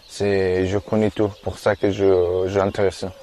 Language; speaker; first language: French; non-native, learner; Persian